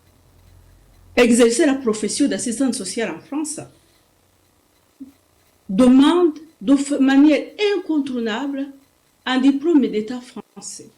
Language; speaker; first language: French; non-native, local second language; Kinyarwanda